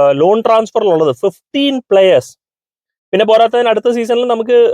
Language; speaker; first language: Malayalam; native; Malayalam